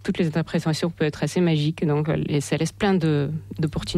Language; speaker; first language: French; non-native, fluent; Russian